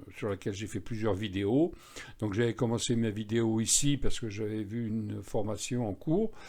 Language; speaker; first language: French; native; French